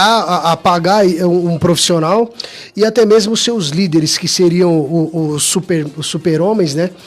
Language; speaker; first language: Portuguese; native; Portuguese